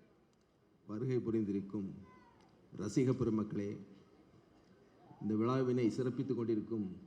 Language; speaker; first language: Tamil; native; Tamil